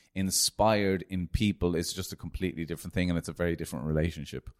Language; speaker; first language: English; native; English